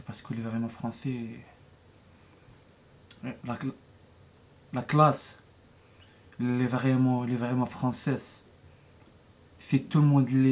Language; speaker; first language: French; non-native, learner; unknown